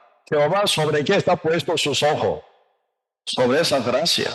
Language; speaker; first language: Spanish; non-native, learner; Korean